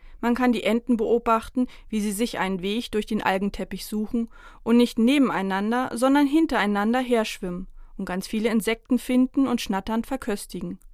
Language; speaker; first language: German; native; German